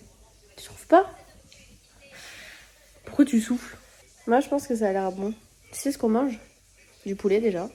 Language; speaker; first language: French; native; French